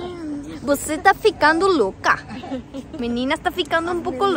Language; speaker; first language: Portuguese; early bilingual, heritage; Spanish